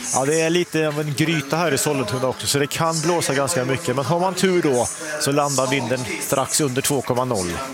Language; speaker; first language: Swedish; native; Swedish